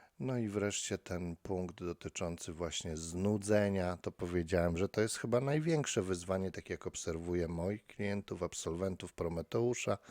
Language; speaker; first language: Polish; native; Polish